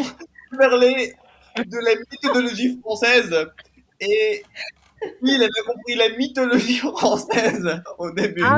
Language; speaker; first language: French; non-native, fluent; Italian